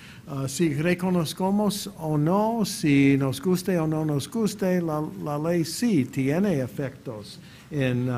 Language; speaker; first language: Spanish; non-native, fluent; English